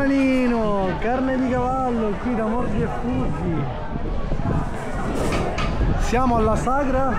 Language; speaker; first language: Italian; native; Italian